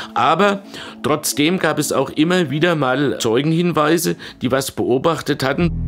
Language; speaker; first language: German; native; German